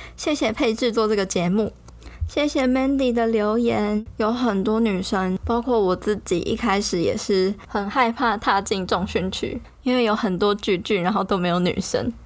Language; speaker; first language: Chinese; native; Chinese